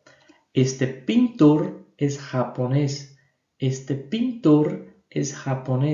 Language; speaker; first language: Spanish; non-native, fluent; Portuguese